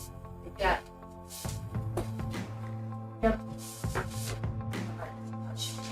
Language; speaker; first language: Russian; native; Russian